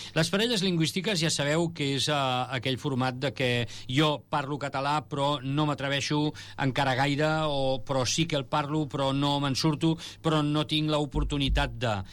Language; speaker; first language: Catalan; native; Catalan